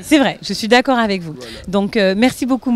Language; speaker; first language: French; native; French